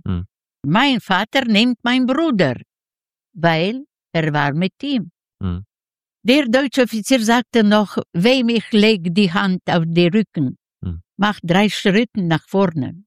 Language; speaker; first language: German; non-native, learner; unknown